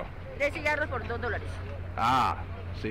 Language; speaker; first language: Spanish; non-native, learner; English